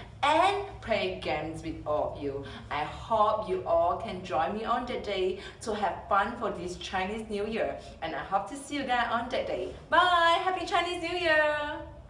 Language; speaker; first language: English; non-native, local second language; Chinese